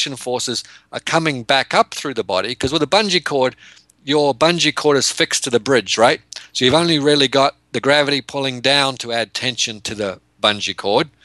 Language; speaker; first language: English; native; English